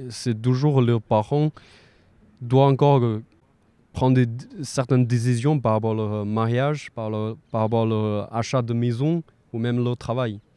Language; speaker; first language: French; non-native, fluent; Chinese